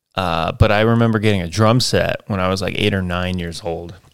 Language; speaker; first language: English; native; English